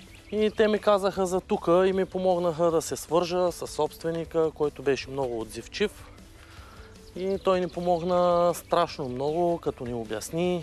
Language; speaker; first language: Bulgarian; native; Bulgarian